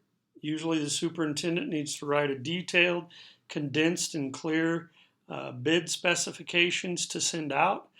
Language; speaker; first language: English; native; English